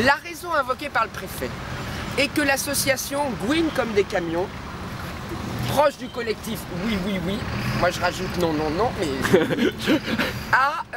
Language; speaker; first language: French; native; French